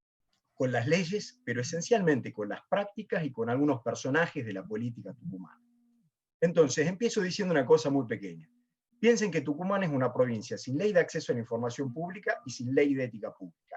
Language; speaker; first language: Spanish; native; Spanish